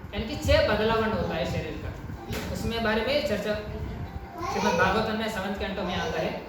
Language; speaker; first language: Hindi; non-native, local second language; Kannada